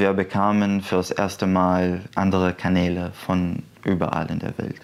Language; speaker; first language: German; non-native, fluent; Arabic